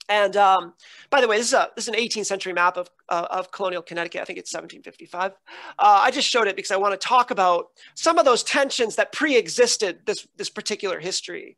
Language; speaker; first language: English; native; English